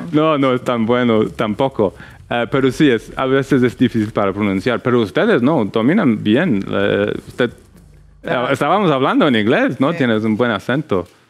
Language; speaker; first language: Spanish; non-native, fluent; English